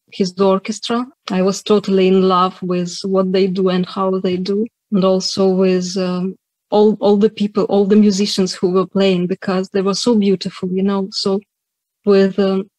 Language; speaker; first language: English; non-native, fluent; Ukrainian